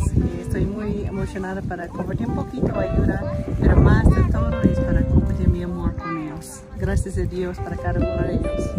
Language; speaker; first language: Spanish; non-native, learner; English